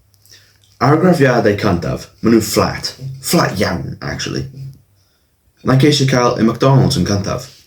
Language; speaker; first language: Welsh; non-native, local second language; English